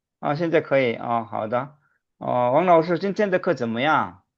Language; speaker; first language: Chinese; non-native, learner; Korean